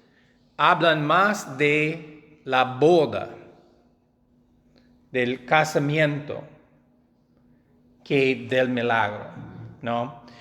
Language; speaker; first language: Spanish; non-native, fluent; English